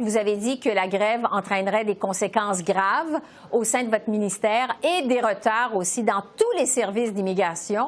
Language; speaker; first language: French; native; French